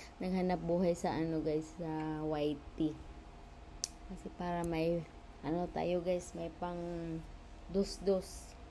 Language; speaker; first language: Filipino; non-native, local second language; Cebuano